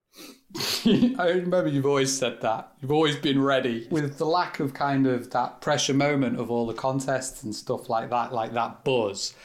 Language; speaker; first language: English; native; English